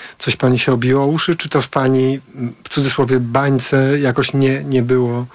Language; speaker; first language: Polish; native; Polish